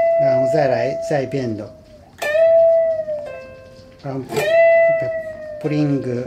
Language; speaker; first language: Chinese; non-native, fluent; Japanese